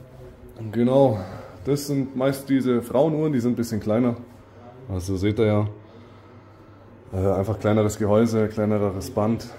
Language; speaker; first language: German; native; German